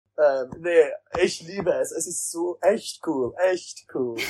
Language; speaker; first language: German; non-native, learner; English